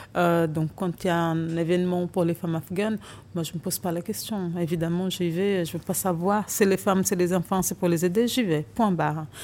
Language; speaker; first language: French; non-native, fluent; Portuguese